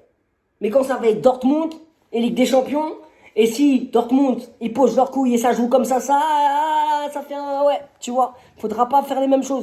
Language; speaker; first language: French; native; French